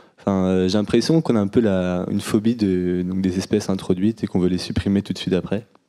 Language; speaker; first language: French; native; French